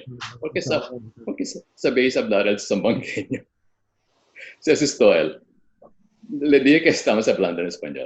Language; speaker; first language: Spanish; non-native, fluent; Filipino